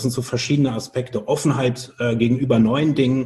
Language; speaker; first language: German; native; German